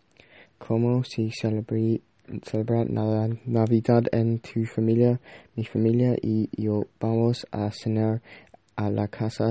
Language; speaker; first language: Spanish; non-native, learner; English